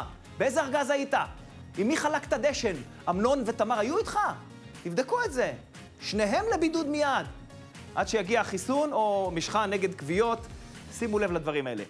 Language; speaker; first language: Hebrew; native; Hebrew